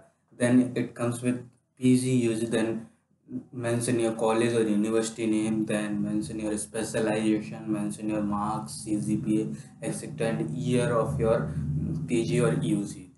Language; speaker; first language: English; non-native, local second language; Hindi